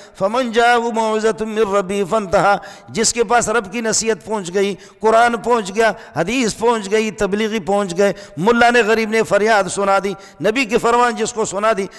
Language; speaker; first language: Urdu; non-native, local second language; Brahui